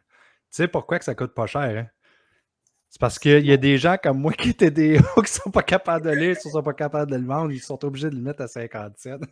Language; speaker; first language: French; native; French